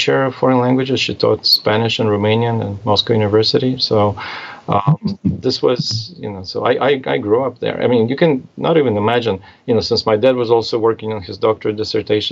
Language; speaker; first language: English; non-native, fluent; Russian